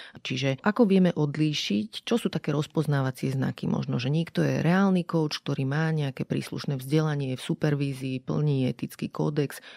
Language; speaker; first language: Slovak; native; Slovak